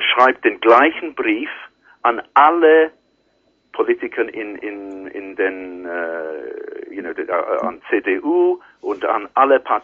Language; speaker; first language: German; non-native, learner; English